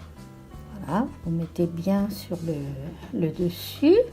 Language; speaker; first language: French; native; French